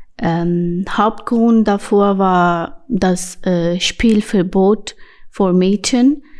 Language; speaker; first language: German; non-native, learner; Urdu